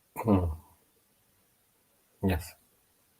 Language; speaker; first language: English; non-native, learner; Japanese